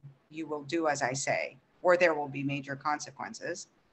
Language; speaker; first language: English; early bilingual, other home language; Russian